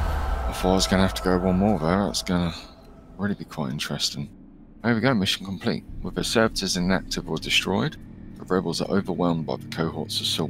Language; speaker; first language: English; native; English